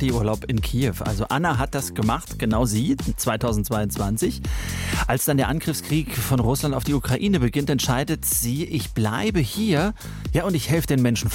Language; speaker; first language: German; native; German